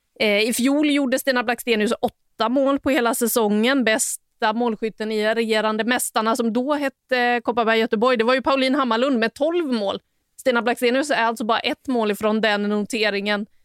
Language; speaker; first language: Swedish; native; Swedish